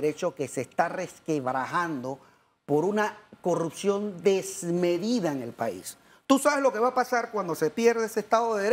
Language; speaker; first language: Spanish; native; Spanish